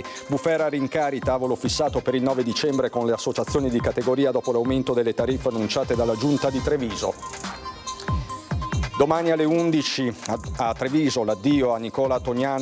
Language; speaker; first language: Italian; native; Italian